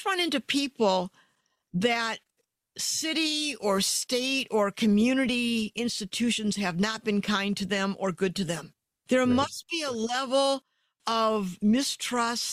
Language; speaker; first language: English; native; English